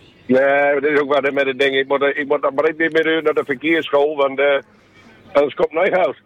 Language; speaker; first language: Dutch; native; Dutch